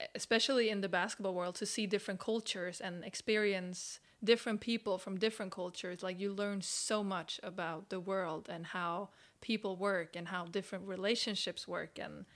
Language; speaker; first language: English; non-native, fluent; Swedish